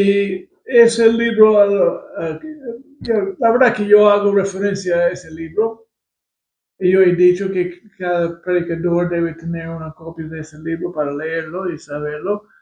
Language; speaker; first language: Spanish; non-native, fluent; English